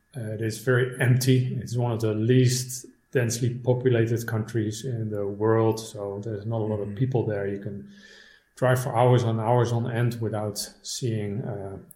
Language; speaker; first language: English; non-native, fluent; Dutch